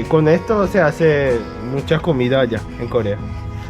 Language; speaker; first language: Spanish; non-native, fluent; Korean